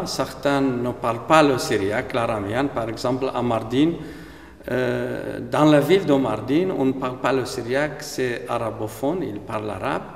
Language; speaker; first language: French; non-native, fluent; Aramaic